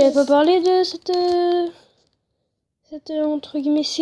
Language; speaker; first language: French; native; French